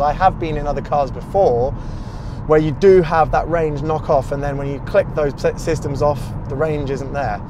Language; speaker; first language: English; native; English